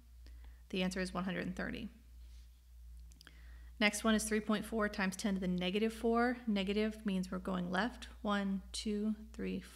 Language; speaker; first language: English; native; English